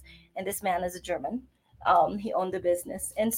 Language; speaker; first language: English; non-native, local second language; Bikol